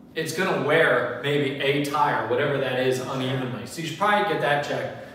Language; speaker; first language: English; native; English